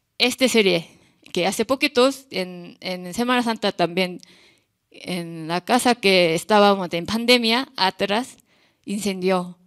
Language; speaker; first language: Spanish; non-native, learner; Korean